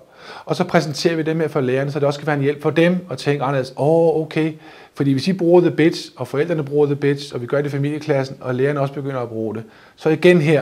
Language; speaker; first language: Danish; native; Danish